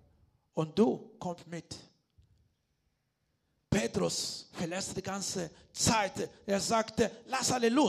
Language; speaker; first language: German; non-native, learner; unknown